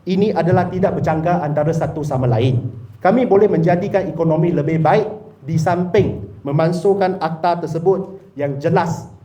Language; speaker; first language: Malay; non-native, local second language; Chinese